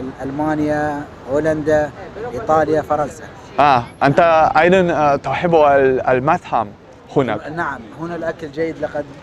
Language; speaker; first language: Arabic; non-native, learner; Dutch